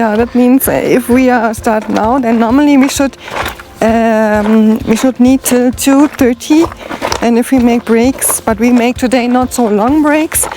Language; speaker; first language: English; non-native, learner; German